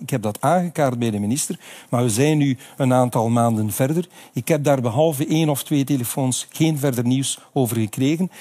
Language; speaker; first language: Dutch; native; Dutch